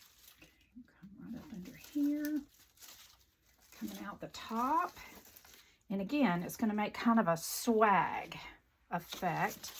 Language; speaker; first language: English; native; English